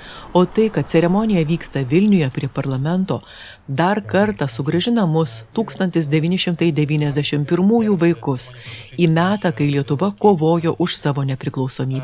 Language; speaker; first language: Lithuanian; native; Lithuanian